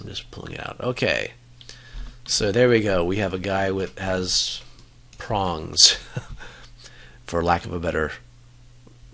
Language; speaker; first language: English; native; English